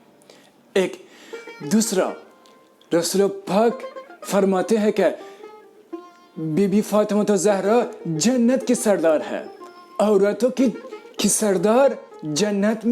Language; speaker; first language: Urdu; non-native, fluent; Persian